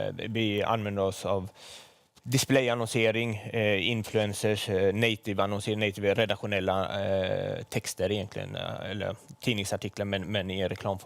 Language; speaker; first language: Swedish; native; Swedish